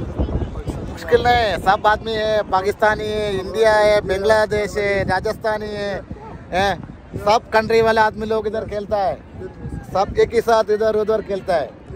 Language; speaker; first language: Hindi; non-native, learner; Malayalam